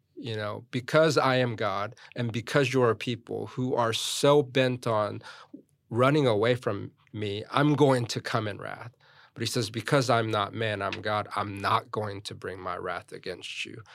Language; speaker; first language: English; early bilingual, other home language; Korean